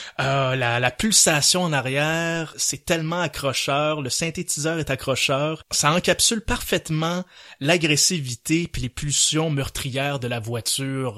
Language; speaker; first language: French; native; French